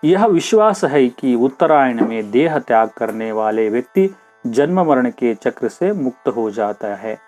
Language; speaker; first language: Hindi; non-native, local second language; Kannada